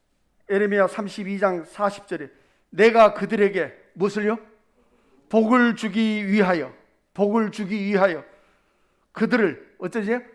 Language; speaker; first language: Korean; native; Korean